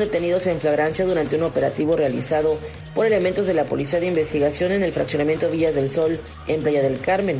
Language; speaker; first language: Spanish; native; Spanish